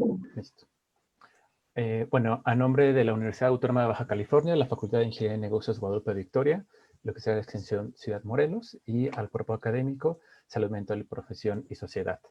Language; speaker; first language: Spanish; native; Spanish